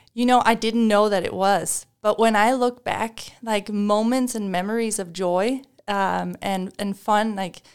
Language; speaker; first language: English; non-native, fluent; Danish